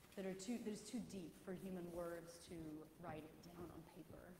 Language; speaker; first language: English; native; English